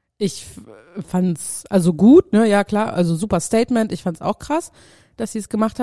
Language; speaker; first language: German; native; German